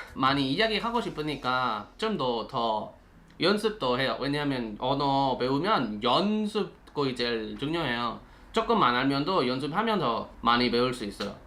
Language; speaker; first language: Korean; non-native, learner; Spanish